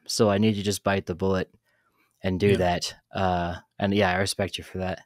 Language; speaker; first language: English; native; English